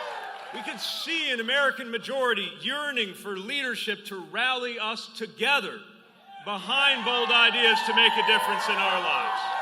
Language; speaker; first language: English; native; English